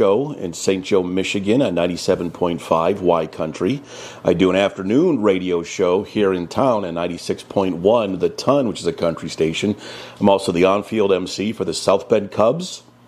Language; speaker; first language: English; native; English